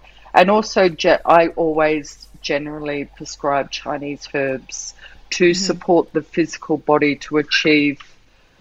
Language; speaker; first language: English; native; English